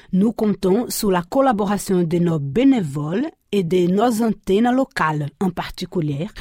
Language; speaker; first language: French; non-native, fluent; Portuguese